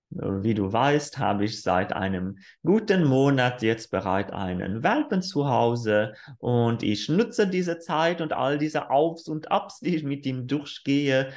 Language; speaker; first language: German; non-native, fluent; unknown